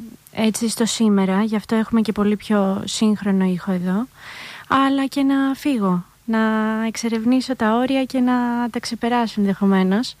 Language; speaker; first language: Greek; native; Greek